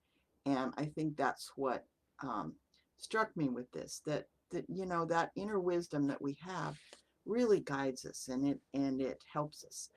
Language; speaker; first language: English; native; English